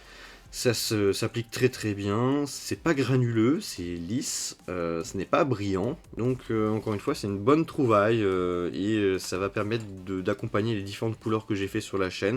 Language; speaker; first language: French; native; French